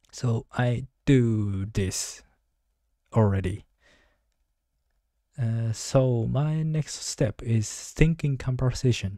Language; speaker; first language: English; non-native, learner; Japanese